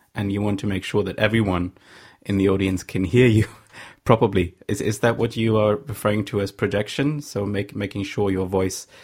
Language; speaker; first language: English; non-native, fluent; German